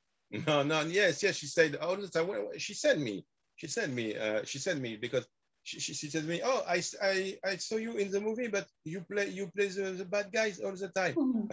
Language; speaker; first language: English; non-native, learner; French